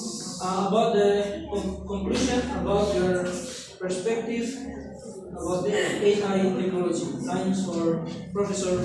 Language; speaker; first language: English; non-native, learner; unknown